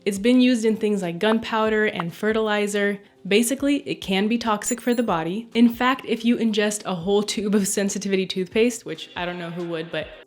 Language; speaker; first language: English; native; English